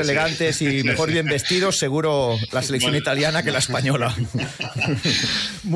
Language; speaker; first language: Spanish; native; Spanish